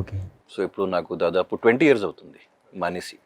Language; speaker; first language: Telugu; non-native, local second language; Hindi